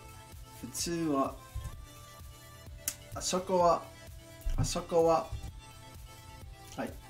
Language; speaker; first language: Japanese; non-native, learner; English